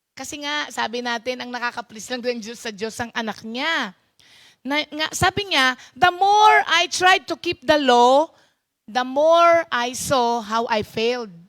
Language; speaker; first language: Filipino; non-native, local second language; Pampanga